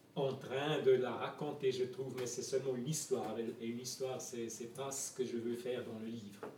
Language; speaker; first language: French; non-native, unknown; German